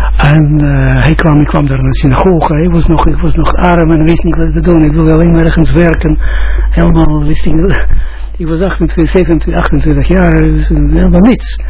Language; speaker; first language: Dutch; non-native, fluent; Russian